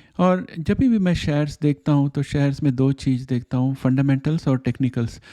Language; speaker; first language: Hindi; native; Hindi